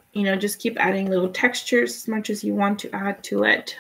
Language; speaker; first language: English; non-native, fluent; Spanish